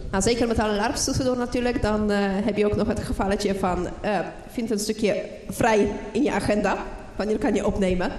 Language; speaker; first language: Dutch; non-native, fluent; Polish